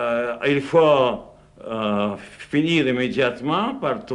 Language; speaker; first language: French; non-native, fluent; Russian